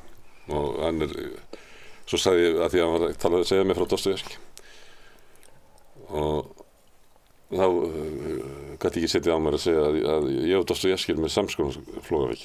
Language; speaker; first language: Icelandic; native; Icelandic